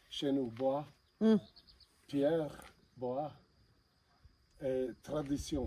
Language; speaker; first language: French; non-native, learner; Bosnian